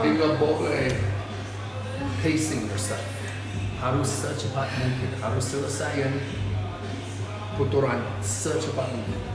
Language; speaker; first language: Indonesian; non-native, fluent; English